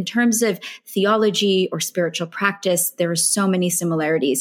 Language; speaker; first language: English; native; English